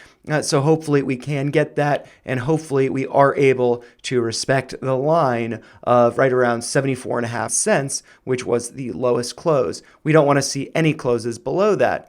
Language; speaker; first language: English; native; English